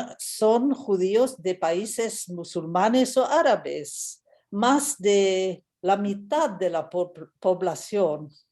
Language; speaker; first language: Spanish; non-native, fluent; English